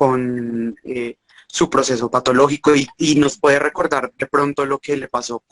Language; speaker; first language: Spanish; native; Spanish